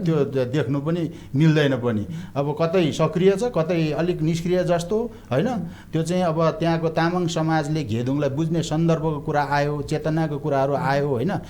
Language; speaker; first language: Nepali; non-native, local second language; Eastern Tamang